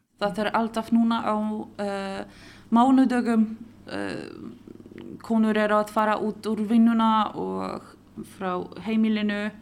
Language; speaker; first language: Icelandic; non-native, local second language; Polish